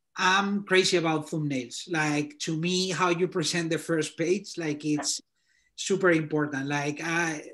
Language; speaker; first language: English; non-native, fluent; Spanish